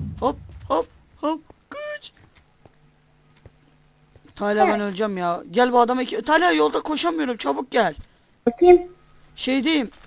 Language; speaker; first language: Turkish; native; Turkish